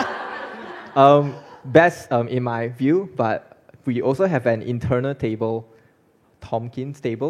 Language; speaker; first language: English; non-native, local second language; Chinese